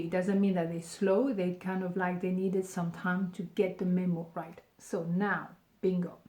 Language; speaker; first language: English; non-native, fluent; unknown